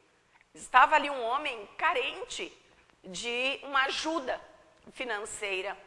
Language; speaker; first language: Portuguese; native; Portuguese